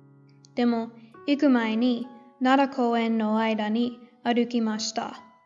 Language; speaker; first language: Japanese; non-native, learner; English